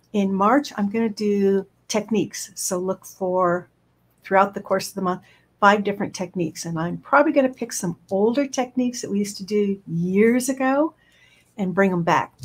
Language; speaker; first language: English; native; English